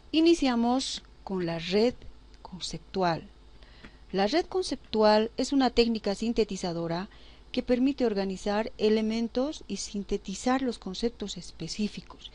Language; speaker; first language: Spanish; native; Spanish